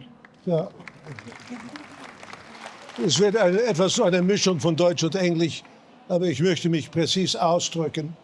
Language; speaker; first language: German; non-native, fluent; English